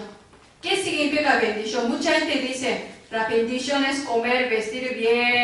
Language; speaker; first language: Spanish; non-native, learner; Korean